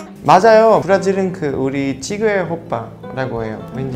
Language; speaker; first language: Korean; non-native, learner; Portuguese